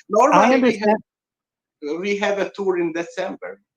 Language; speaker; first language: English; non-native, learner; Hungarian